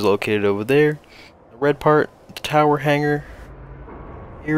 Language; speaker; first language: English; native; English